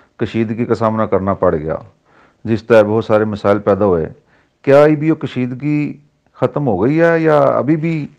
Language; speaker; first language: Urdu; non-native, local second language; Haryanvi